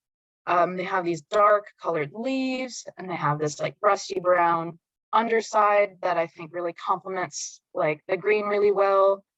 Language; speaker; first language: English; native; English